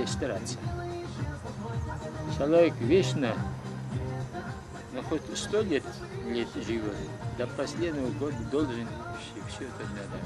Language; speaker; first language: Russian; non-native, local second language; Uyghur